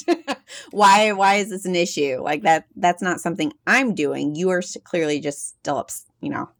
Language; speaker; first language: English; native; English